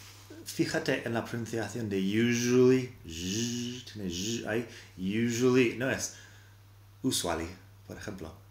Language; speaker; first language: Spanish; non-native, fluent; English